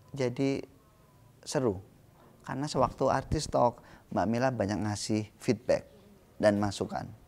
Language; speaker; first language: Indonesian; native; Indonesian